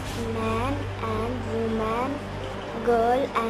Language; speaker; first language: English; non-native, learner; Hindi